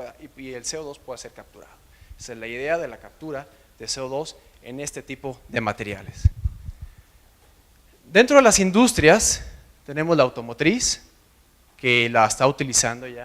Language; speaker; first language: Spanish; native; Spanish